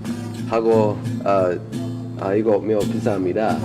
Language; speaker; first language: Korean; non-native, learner; English